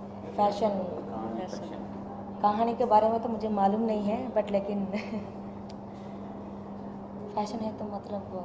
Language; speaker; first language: Hindi; non-native, local second language; Lambadi